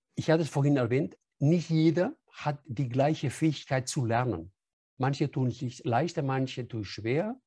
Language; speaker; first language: German; non-native, fluent; Spanish